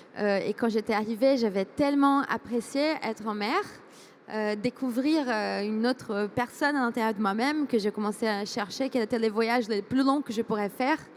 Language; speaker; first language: French; non-native, fluent; Portuguese